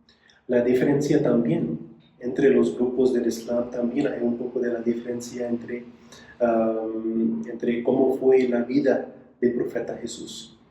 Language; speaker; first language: Spanish; non-native, fluent; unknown